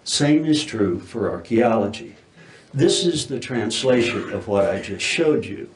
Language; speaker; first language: English; native; English